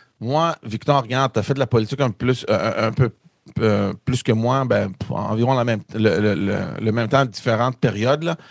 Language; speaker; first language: French; native; French